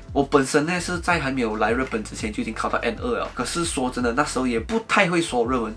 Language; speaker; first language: Chinese; native; Chinese